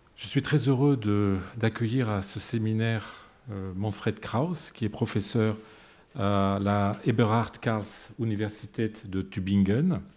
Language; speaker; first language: French; native; French